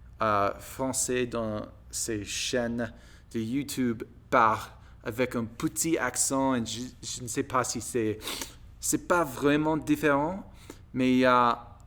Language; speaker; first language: French; non-native, learner; English